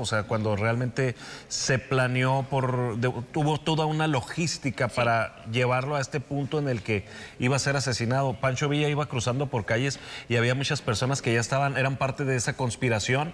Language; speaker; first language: Spanish; native; Spanish